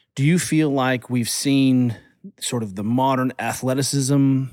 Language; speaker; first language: English; early bilingual, other home language; German